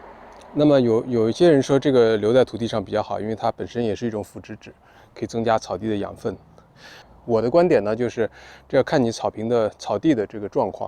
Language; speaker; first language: Chinese; native; Chinese